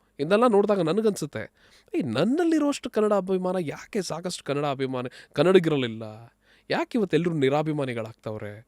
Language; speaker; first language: Kannada; non-native, local second language; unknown